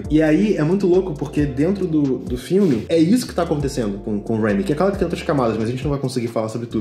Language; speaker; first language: Portuguese; native; Portuguese